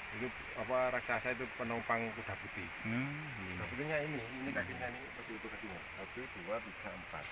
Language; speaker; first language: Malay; non-native, local second language; Javanese